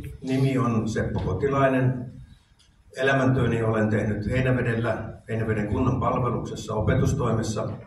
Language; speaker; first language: Finnish; native; Finnish